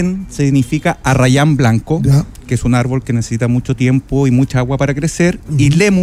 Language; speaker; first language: Spanish; native; Spanish